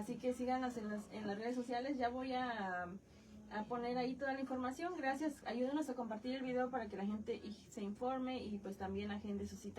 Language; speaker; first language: Spanish; native; Spanish